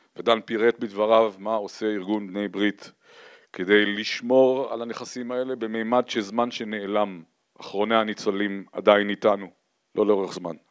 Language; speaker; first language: Hebrew; native; Hebrew